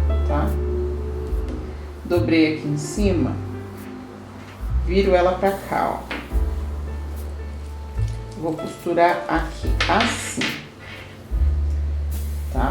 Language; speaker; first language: Portuguese; native; Portuguese